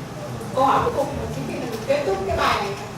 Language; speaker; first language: Vietnamese; native; Vietnamese